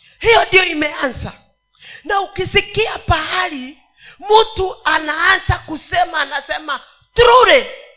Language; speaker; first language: Swahili; non-native, local second language; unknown